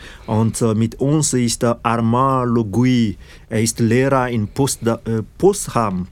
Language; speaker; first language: German; non-native, fluent; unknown